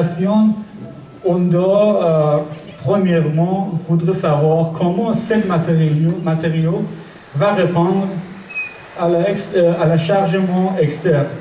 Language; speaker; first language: French; non-native, learner; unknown